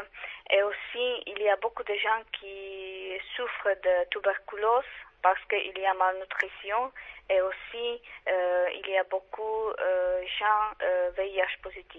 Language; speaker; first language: French; non-native, learner; Czech